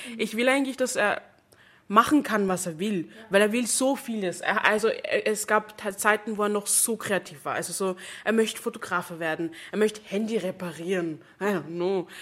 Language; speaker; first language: German; non-native, fluent; English